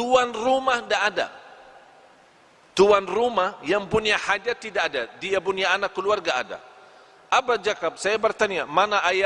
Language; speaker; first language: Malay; non-native, fluent; Arabic